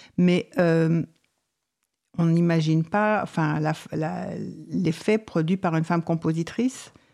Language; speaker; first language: French; native; French